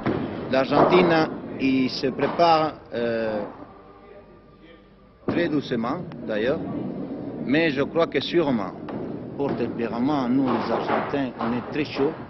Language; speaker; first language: French; non-native, fluent; Spanish